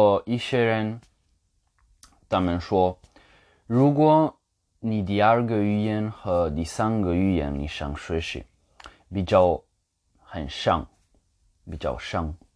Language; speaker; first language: Chinese; non-native, learner; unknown